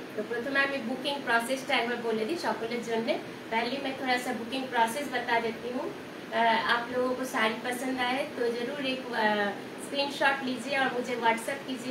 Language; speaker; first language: Hindi; non-native, local second language; Bangla